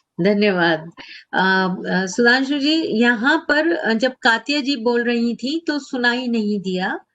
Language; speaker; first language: Hindi; native; Hindi